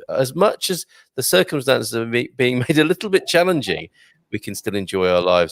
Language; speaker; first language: English; native; English